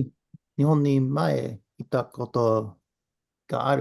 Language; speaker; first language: Japanese; non-native, learner; English